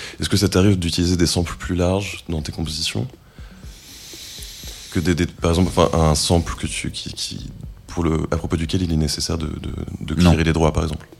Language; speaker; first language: French; native; French